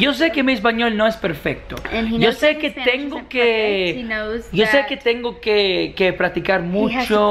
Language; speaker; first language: Spanish; non-native, learner; English